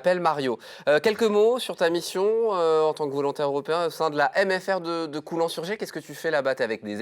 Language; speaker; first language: French; native; French